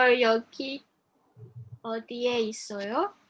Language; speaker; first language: Korean; non-native, learner; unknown